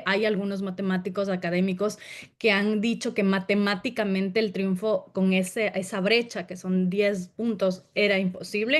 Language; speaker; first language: Spanish; native; Spanish